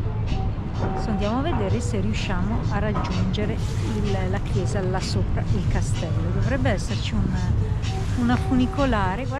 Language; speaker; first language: Italian; native; Italian